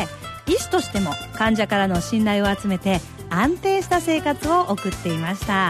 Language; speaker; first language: Japanese; native; Japanese